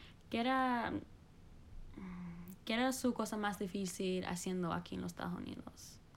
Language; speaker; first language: Spanish; early bilingual, heritage; Spanish